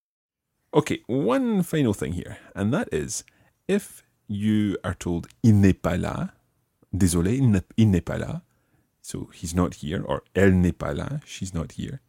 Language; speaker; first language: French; non-native, fluent; English